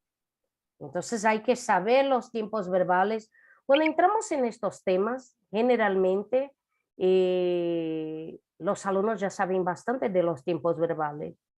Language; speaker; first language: Spanish; non-native, fluent; Portuguese